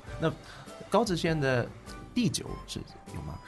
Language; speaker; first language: Chinese; non-native, learner; Japanese